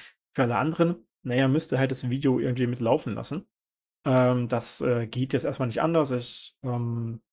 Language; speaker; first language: German; native; German